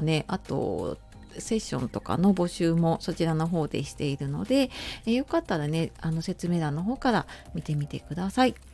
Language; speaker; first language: Japanese; native; Japanese